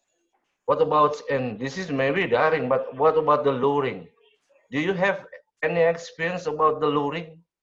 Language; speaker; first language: English; non-native, learner; Indonesian